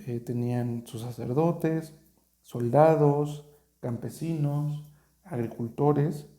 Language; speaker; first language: Spanish; native; Spanish